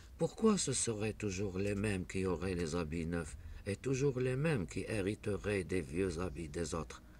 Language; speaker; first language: French; non-native, local second language; Arabic